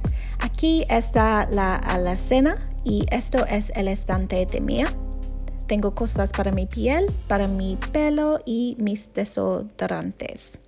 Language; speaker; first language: Spanish; non-native, learner; English